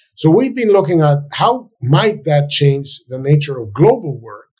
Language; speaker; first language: English; non-native, fluent; Spanish